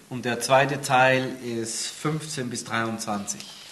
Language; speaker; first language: German; native; German